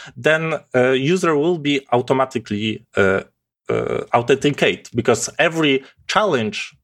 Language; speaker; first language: English; non-native, fluent; Polish